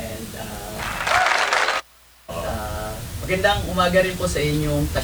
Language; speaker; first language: Filipino; native; Filipino